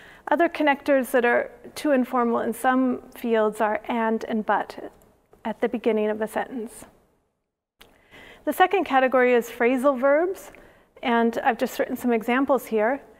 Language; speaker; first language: English; native; English